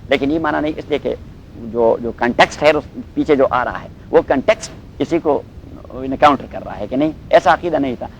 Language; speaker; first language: Urdu; non-native, local second language; Pashto